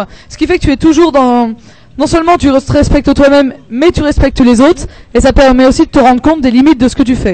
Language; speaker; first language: French; native; French